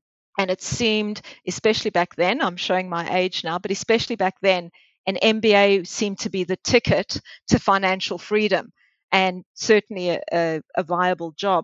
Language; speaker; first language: English; native; English